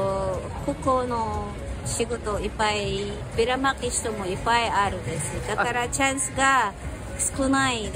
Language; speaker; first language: Japanese; non-native, learner; Filipino